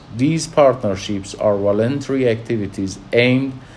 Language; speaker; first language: English; non-native, fluent; Persian